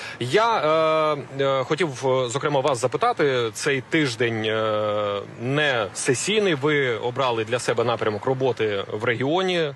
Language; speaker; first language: Ukrainian; native; Ukrainian